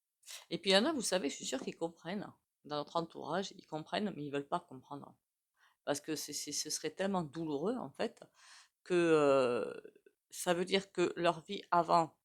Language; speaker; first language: French; native; French